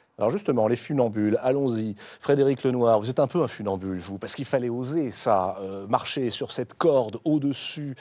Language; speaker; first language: French; native; French